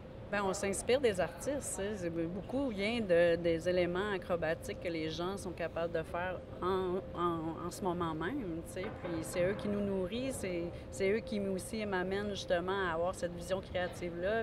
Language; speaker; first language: French; native; French